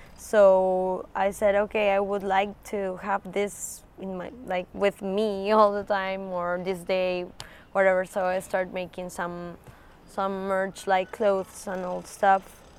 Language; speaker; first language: English; non-native, fluent; Spanish